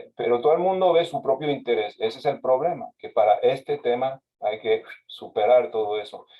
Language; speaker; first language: Spanish; non-native, fluent; French